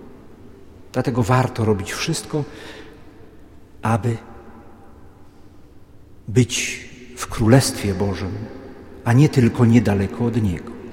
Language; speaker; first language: Polish; native; Polish